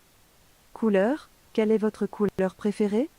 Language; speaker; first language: French; non-native, learner; Bangla